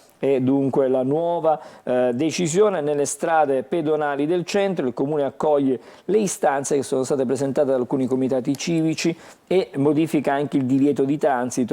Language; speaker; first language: Italian; native; Italian